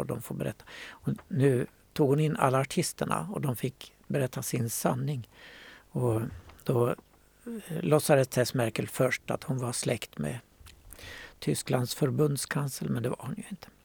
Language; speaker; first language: Swedish; native; Swedish